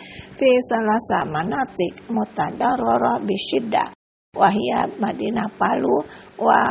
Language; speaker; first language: Arabic; non-native, fluent; Indonesian